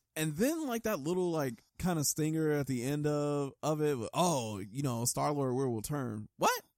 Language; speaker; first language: English; native; English